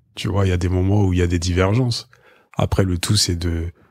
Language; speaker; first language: French; native; French